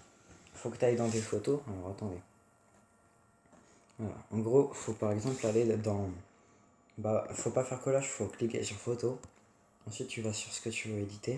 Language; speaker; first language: French; native; French